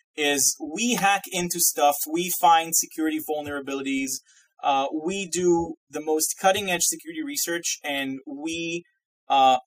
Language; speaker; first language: English; non-native, fluent; Hebrew